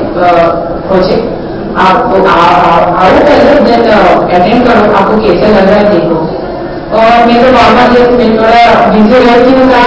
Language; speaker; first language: Hindi; non-native, local second language; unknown